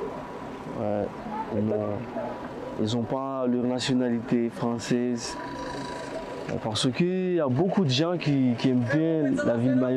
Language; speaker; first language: French; non-native, learner; Comorian